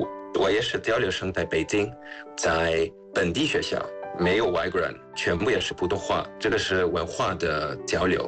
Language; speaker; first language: Chinese; non-native, fluent; German